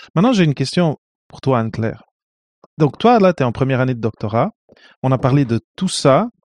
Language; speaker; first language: French; non-native, fluent; Portuguese